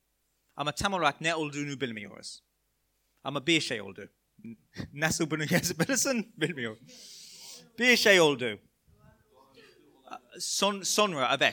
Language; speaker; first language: Turkish; non-native, fluent; English